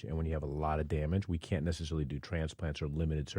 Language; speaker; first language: English; native; English